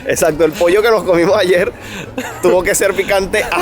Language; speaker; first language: Spanish; native; Spanish